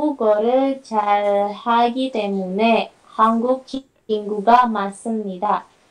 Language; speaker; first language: Korean; non-native, learner; Indonesian